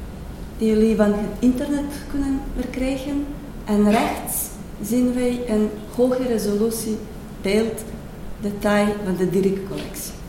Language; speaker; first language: Dutch; non-native, fluent; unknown